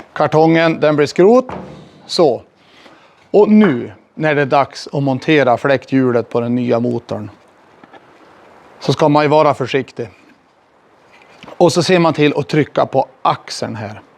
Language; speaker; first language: Swedish; native; Swedish